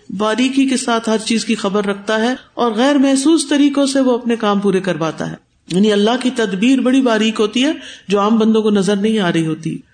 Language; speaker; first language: Urdu; non-native, local second language; Punjabi